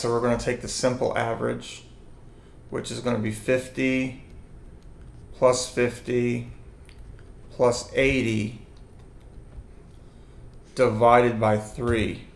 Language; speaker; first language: English; native; English